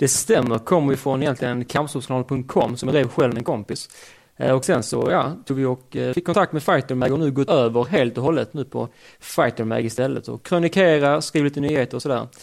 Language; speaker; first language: Swedish; native; Swedish